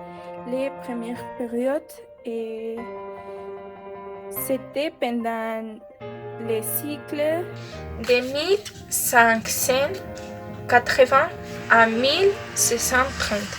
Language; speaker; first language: French; non-native, learner; Spanish